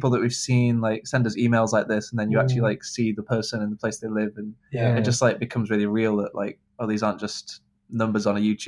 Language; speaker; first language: English; native; English